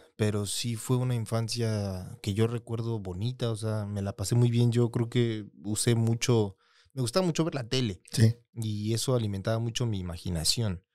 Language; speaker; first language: Spanish; native; Spanish